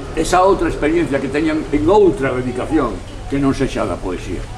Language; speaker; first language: Spanish; non-native, local second language; Galician